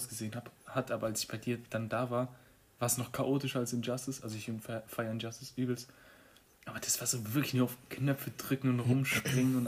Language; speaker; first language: German; native; German